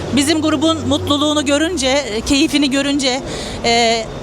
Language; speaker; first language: Turkish; non-native, fluent; Arabic